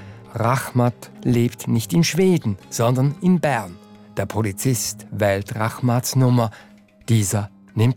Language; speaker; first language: German; native; German